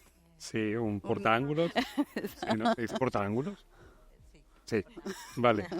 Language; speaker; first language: Spanish; native; Spanish